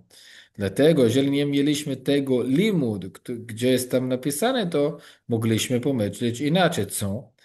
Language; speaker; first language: Polish; non-native, learner; Hebrew